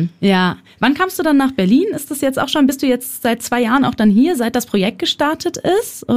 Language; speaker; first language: German; native; German